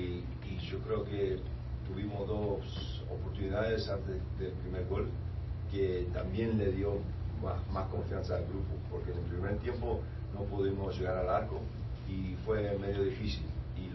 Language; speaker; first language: Spanish; early bilingual, heritage; Spanish